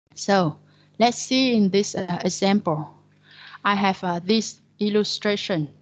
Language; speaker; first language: English; non-native, fluent; Vietnamese